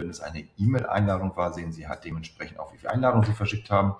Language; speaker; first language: German; native; German